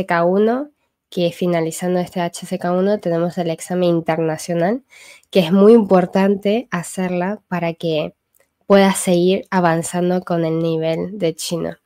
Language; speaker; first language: Spanish; non-native, fluent; Chinese